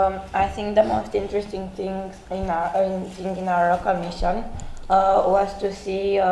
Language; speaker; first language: English; non-native, learner; Spanish